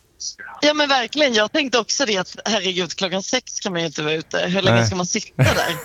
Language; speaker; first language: Swedish; native; Swedish